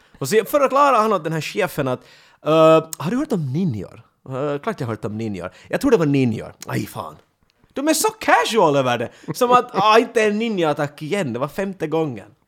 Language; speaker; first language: Swedish; native; Swedish